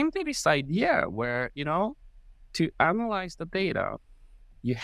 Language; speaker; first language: English; non-native, fluent; Japanese